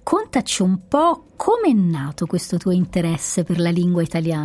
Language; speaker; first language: Italian; native; Italian